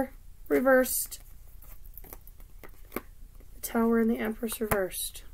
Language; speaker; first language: English; native; English